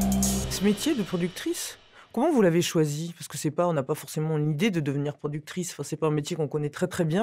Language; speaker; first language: French; native; French